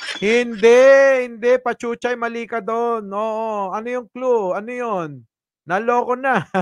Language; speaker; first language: Filipino; non-native, local second language; Iloko